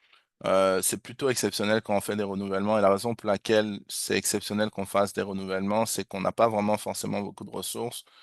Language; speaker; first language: French; native; French